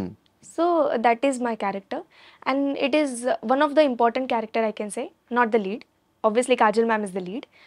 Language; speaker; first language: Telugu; non-native, learner; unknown